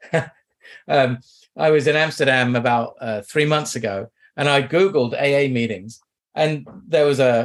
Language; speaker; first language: English; native; English